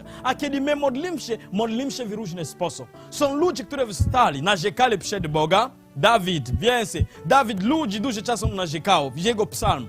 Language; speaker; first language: Polish; non-native, learner; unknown